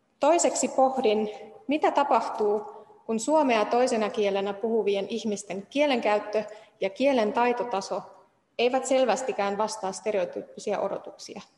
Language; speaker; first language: Finnish; non-native, fluent; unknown